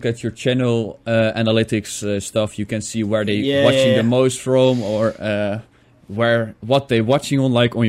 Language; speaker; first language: English; non-native, fluent; Dutch